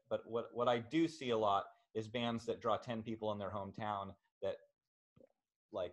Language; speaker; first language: English; native; English